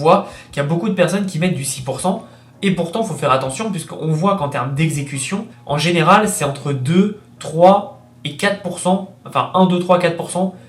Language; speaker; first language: French; native; French